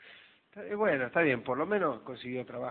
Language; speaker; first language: Spanish; native; Spanish